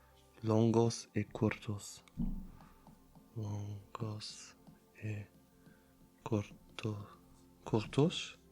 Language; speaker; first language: Portuguese; non-native, learner; German